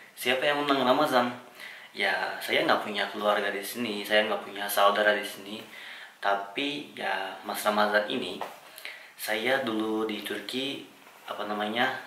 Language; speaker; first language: Indonesian; non-native, fluent; Turkish